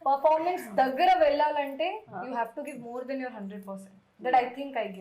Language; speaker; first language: Telugu; non-native, fluent; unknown